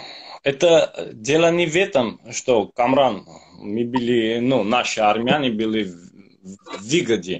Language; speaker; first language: Russian; non-native, fluent; Armenian